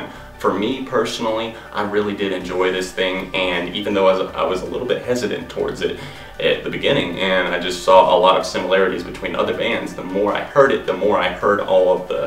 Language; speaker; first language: English; native; English